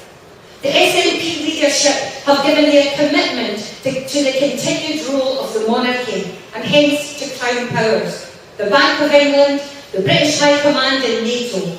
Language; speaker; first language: English; native; English